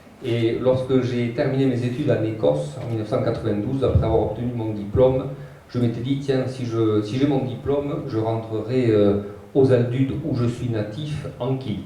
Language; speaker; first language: French; native; French